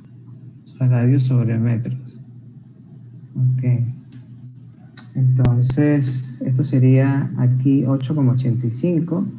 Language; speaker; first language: Spanish; native; Spanish